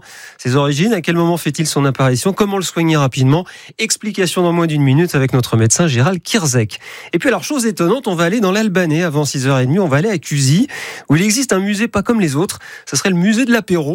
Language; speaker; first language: French; native; French